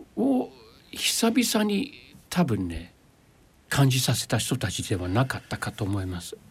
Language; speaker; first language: Japanese; non-native, fluent; English